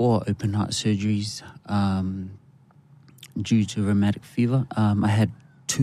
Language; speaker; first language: English; native; English